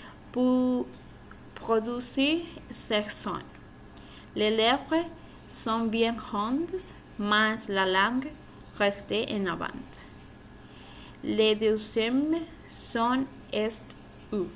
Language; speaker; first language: French; non-native, learner; Spanish